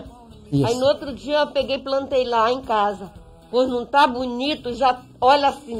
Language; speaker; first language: Portuguese; native; Portuguese